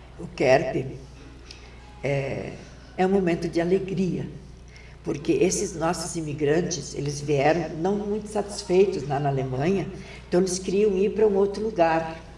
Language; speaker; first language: Portuguese; non-native, local second language; German